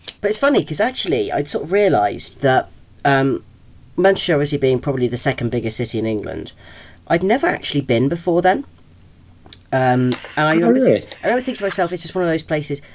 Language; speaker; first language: English; native; English